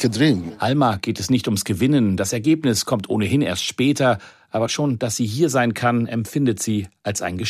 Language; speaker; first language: German; native; German